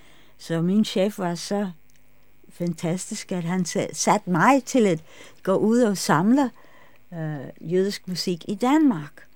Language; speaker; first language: Danish; non-native, fluent; English